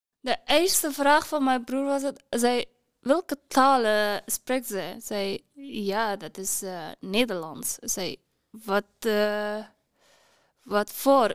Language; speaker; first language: Dutch; non-native, learner; Persian